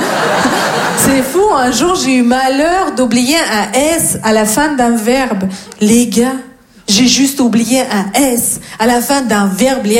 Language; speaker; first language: French; non-native, fluent; Russian